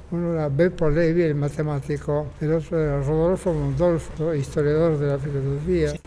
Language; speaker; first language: Spanish; native; Spanish